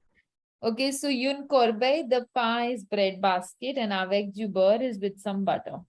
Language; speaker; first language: French; non-native, fluent; Hindi